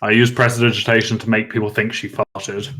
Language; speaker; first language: English; native; English